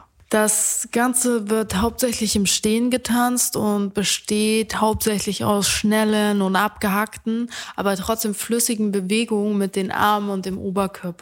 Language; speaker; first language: German; native; German